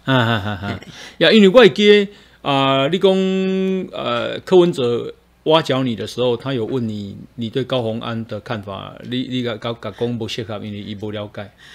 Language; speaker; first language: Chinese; native; Chinese